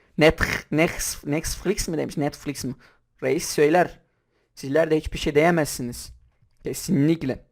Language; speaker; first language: Turkish; non-native, local second language; Kurdish